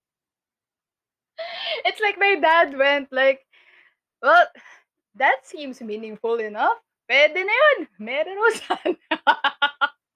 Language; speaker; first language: English; non-native, local second language; Filipino